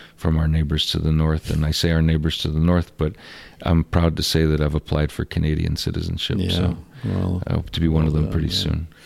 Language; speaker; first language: English; early bilingual, other home language; Russian